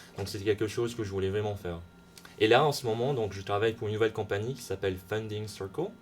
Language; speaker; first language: French; non-native, local second language; Hakka Chinese